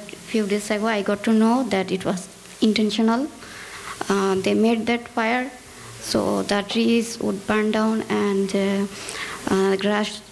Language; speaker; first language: English; non-native, local second language; Bangla